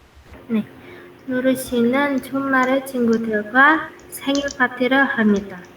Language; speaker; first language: Korean; non-native, learner; Indonesian